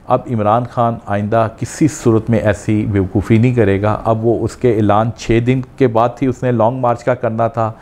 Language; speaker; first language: Urdu; non-native, local second language; Punjabi